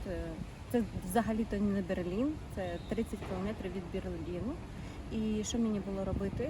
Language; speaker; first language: Ukrainian; non-native, local second language; Russian